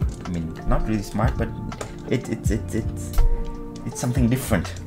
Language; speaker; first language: English; non-native, fluent; Vietnamese